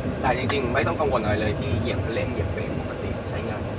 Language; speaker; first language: Thai; native; Thai